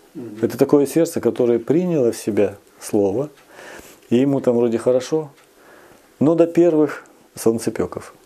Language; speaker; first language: Russian; native; Russian